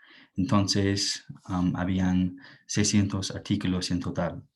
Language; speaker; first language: Spanish; non-native, fluent; English